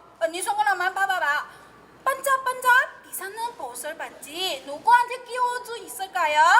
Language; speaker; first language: Korean; non-native, learner; Chinese